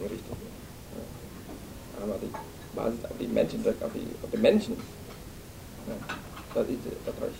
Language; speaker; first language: German; non-native, fluent; Vietnamese